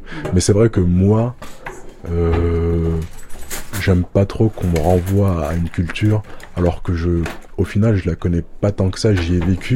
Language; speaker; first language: French; early bilingual, other home language; Arabic